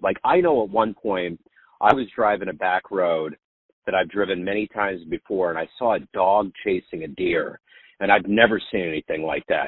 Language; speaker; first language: English; native; English